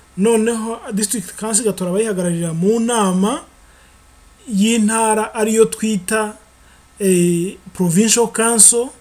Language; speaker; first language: Kinyarwanda; early bilingual, heritage; Kinyarwanda